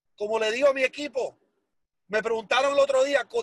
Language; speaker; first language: Spanish; early bilingual, heritage; Spanish